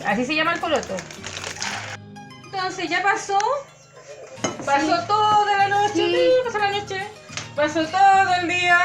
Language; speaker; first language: Spanish; native; Spanish